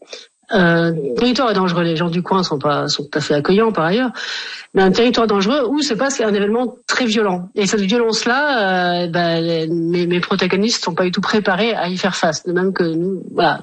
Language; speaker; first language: French; native; French